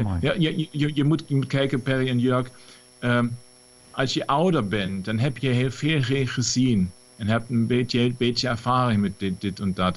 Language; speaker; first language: Dutch; non-native, fluent; German